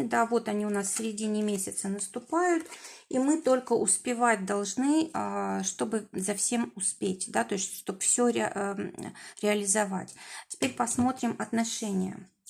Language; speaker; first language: Russian; native; Russian